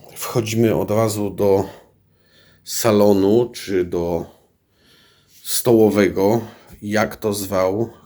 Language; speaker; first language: Polish; native; Polish